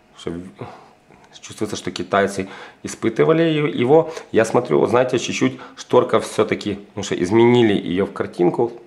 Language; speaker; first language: Russian; non-native, local second language; Ukrainian